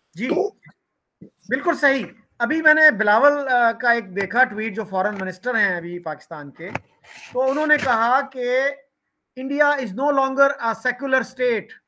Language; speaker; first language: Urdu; non-native, local second language; Punjabi